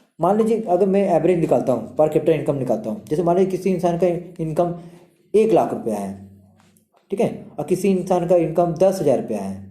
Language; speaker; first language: Hindi; native; Hindi